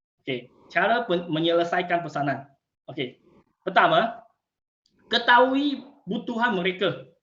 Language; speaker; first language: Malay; non-native, local second language; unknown